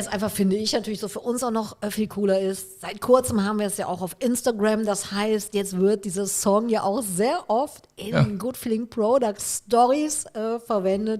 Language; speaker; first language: German; native; German